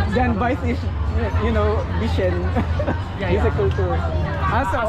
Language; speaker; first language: German; non-native, learner; Filipino